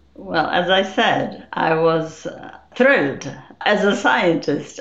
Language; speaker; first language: English; non-native, fluent; Polish